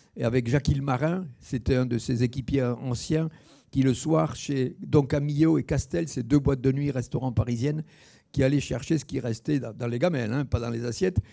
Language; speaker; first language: French; native; French